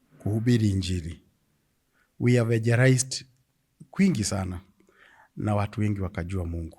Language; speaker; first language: Swahili; non-native, local second language; Kikuyu